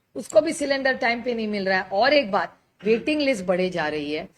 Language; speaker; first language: Hindi; non-native, local second language; Marathi